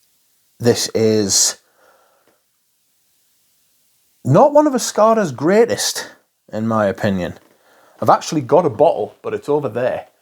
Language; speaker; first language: English; native; English